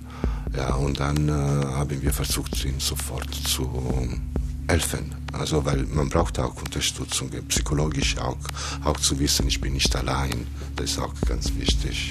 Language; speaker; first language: German; non-native, fluent; Italian